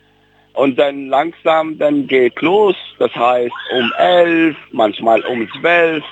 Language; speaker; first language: German; non-native, fluent; Arabic